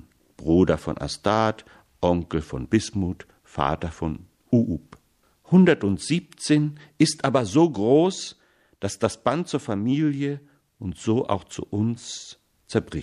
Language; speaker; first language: German; early bilingual, heritage; German